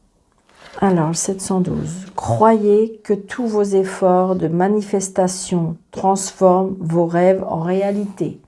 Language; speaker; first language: French; native; French